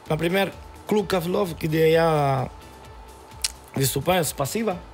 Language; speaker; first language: Russian; non-native, learner; Spanish